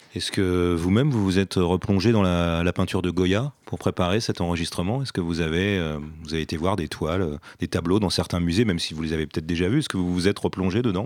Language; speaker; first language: French; native; French